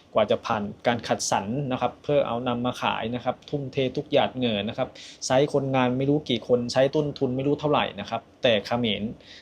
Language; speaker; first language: Thai; native; Thai